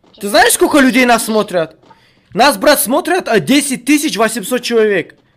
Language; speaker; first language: Russian; non-native, local second language; Kumyk